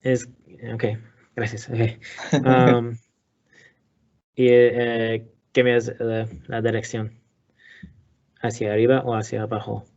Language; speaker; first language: Spanish; non-native, learner; English